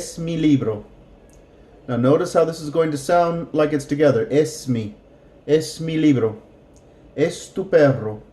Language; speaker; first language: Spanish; non-native, fluent; English